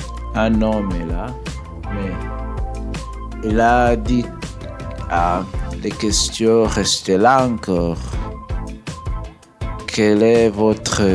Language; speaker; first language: French; non-native, learner; English